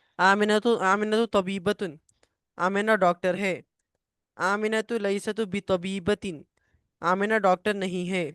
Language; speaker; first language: Urdu; native; Urdu